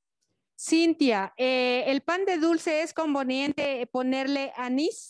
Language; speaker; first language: Spanish; native; Spanish